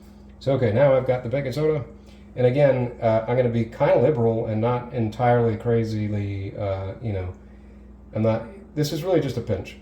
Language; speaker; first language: English; native; English